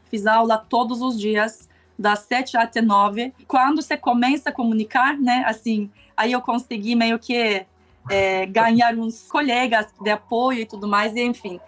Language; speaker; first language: Portuguese; non-native, fluent; Turkish